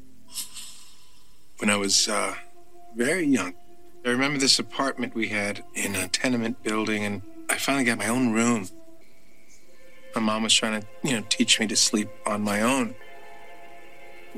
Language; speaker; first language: English; native; English